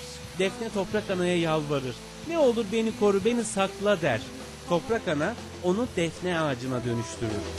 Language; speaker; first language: Turkish; native; Turkish